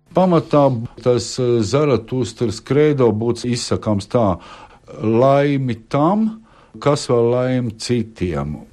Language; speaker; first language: Latvian; native; Latvian